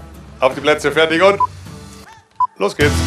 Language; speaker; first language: German; native; German